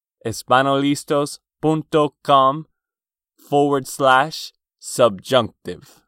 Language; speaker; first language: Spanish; non-native, fluent; English